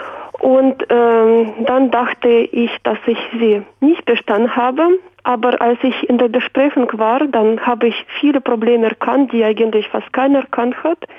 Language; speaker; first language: German; non-native, fluent; Russian